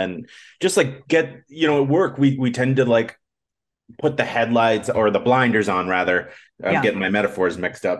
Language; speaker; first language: English; native; English